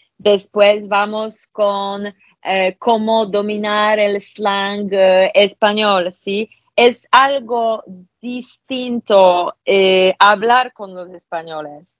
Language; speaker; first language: Spanish; non-native, fluent; Polish